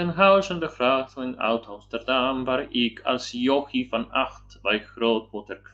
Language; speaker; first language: Dutch; non-native, learner; Polish